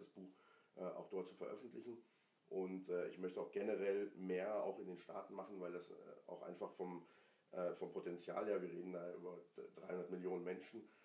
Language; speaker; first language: German; early bilingual, other home language; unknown